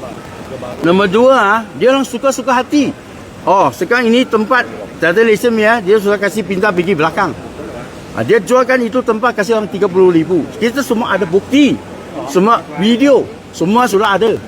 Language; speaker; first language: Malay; non-native, local second language; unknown